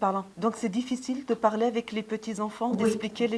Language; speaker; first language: French; native; French